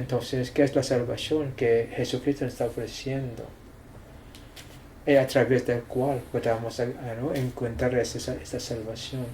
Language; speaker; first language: Spanish; non-native, fluent; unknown